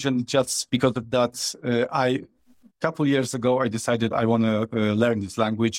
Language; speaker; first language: English; non-native, fluent; Polish